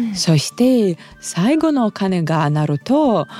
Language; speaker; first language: Japanese; non-native, fluent; Russian